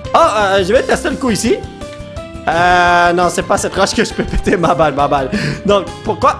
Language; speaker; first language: French; native; French